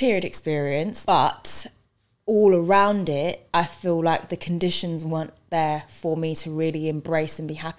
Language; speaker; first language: English; native; English